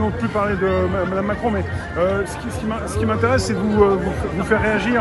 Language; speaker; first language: French; native; French